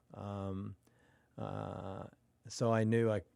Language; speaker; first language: English; non-native, fluent; Norwegian